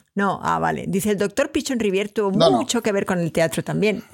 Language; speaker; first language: Spanish; native; Spanish